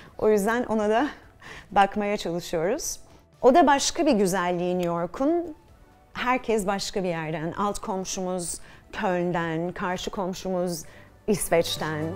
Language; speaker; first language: Turkish; native; Turkish